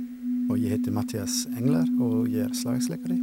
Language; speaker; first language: Icelandic; non-native, fluent; German